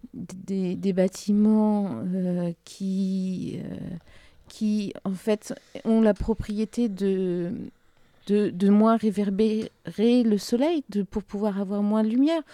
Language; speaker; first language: French; native; French